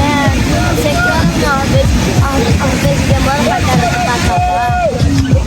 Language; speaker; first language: Portuguese; native; Portuguese